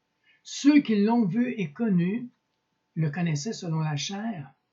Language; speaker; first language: French; native; French